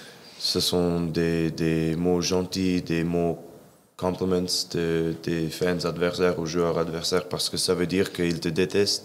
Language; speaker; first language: French; non-native, fluent; English